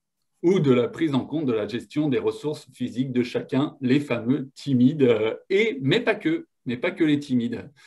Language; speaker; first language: French; native; French